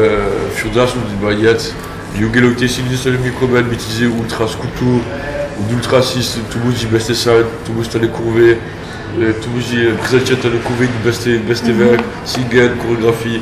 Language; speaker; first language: German; non-native, learner; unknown